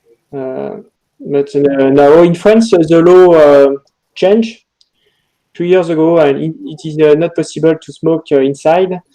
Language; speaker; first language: English; non-native, learner; French